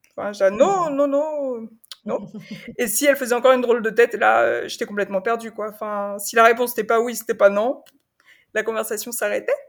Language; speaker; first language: French; native; French